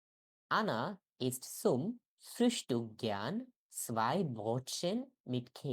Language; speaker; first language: German; non-native, learner; Bangla